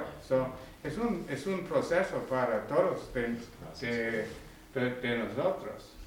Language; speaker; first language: Spanish; non-native, learner; English